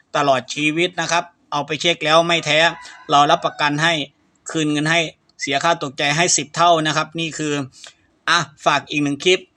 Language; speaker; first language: Thai; native; Thai